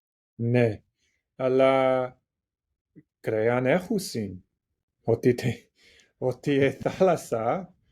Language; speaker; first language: Greek; non-native, learner; English